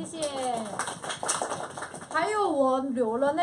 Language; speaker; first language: Chinese; non-native, fluent; Korean